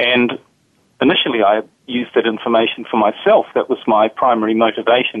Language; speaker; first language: English; native; English